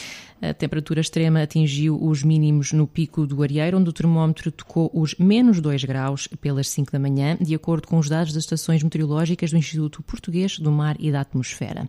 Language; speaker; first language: Portuguese; native; Portuguese